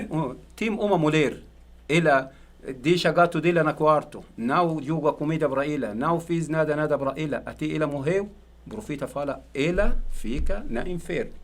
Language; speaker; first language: Portuguese; non-native, learner; Arabic